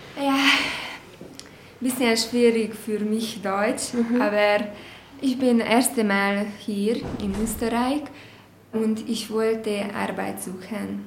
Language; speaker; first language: German; non-native, learner; Hungarian